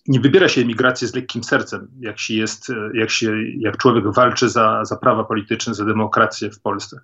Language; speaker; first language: Polish; early bilingual, heritage; Polish